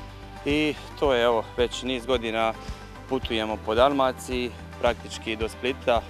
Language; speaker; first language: Croatian; native; Croatian